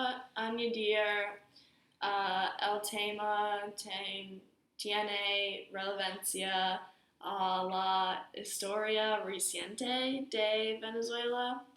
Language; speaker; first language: Spanish; non-native, learner; English